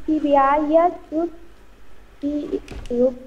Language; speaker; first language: Russian; non-native, learner; Vietnamese